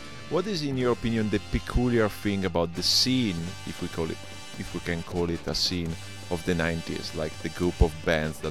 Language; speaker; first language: English; non-native, fluent; Italian